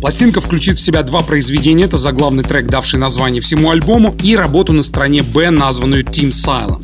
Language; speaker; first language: Russian; native; Russian